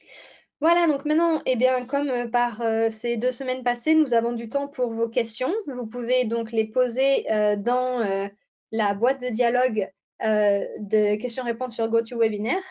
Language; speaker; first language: French; native; French